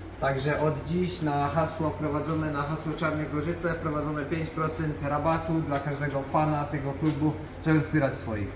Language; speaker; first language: Polish; native; Polish